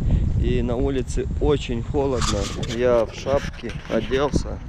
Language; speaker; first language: Russian; non-native, fluent; Romanian